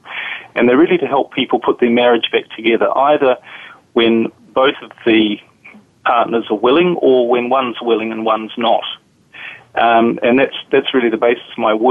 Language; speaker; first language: English; native; English